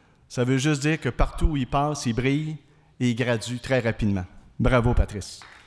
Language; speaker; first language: French; native; French